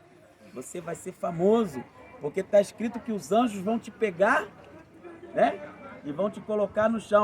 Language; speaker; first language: Portuguese; native; Portuguese